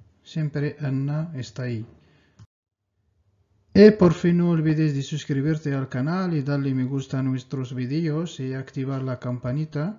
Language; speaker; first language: Spanish; non-native, fluent; Arabic